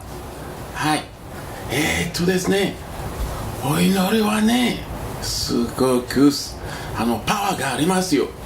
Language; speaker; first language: Japanese; non-native, learner; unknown